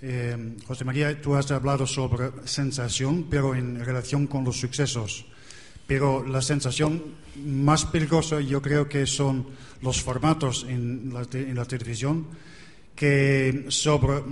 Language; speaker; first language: Spanish; non-native, fluent; Dutch